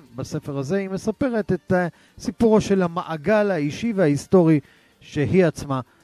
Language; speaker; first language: Hebrew; native; Hebrew